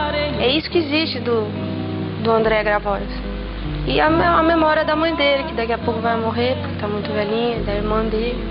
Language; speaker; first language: Portuguese; native; Portuguese